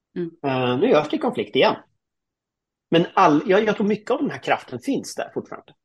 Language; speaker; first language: Swedish; native; Swedish